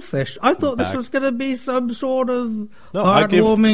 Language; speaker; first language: English; native; English